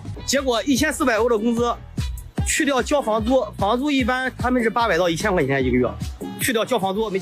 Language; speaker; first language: Chinese; native; Chinese